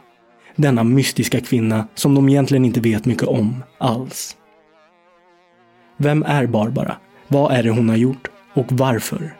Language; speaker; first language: Swedish; native; Swedish